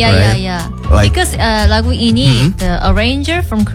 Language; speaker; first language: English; non-native, learner; Korean